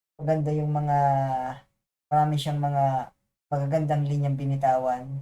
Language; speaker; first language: Filipino; non-native, local second language; Bikol